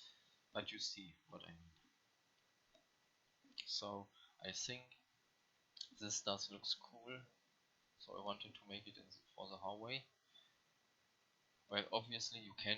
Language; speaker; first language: English; non-native, learner; German